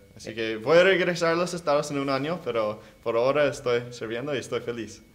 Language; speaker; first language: Spanish; non-native, learner; English